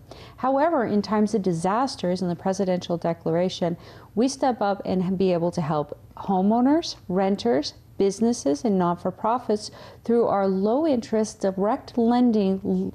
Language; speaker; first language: English; native; English